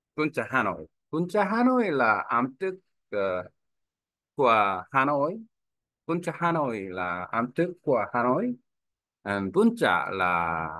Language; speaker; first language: Vietnamese; non-native, learner; Korean